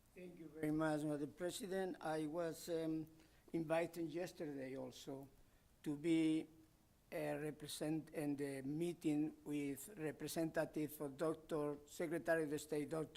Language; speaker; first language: English; non-native, fluent; Spanish